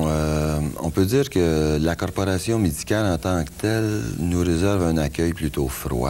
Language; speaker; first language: French; native; French